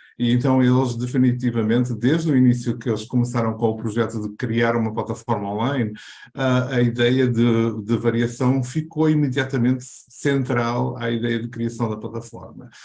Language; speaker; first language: Portuguese; native; Portuguese